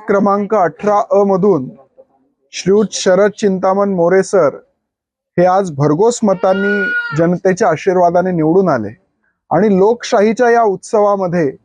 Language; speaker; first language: Marathi; native; Marathi